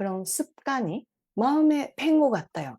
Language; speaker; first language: Korean; non-native, fluent; Japanese